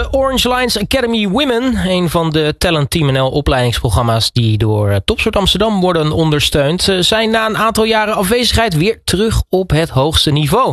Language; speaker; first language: Dutch; native; Dutch